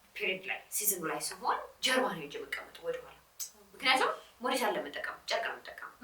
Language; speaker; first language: Amharic; non-native, local second language; Sebat Bet Gurage